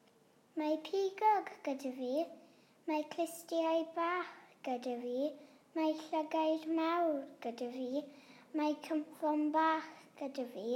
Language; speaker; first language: Welsh; non-native, learner; English